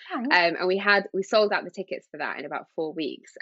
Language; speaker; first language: English; native; English